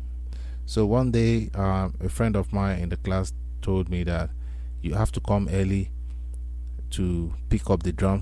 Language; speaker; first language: English; non-native, local second language; Yoruba